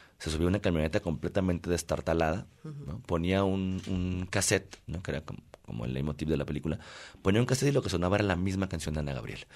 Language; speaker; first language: Spanish; native; Spanish